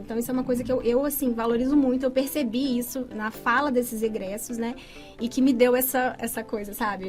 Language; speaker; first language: Portuguese; native; Portuguese